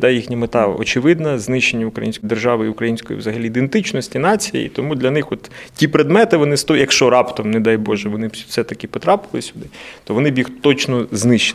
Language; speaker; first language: Ukrainian; native; Ukrainian